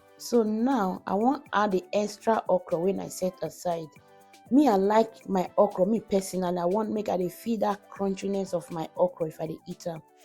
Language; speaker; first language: Nigerian Pidgin; non-native, local second language; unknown